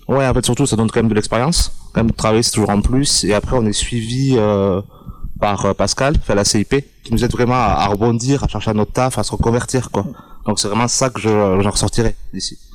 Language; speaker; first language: French; native; French